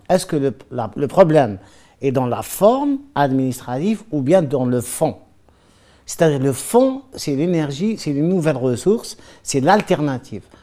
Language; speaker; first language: French; non-native, local second language; Arabic